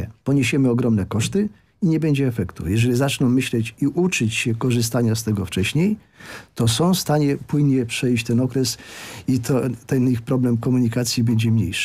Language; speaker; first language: Polish; native; Polish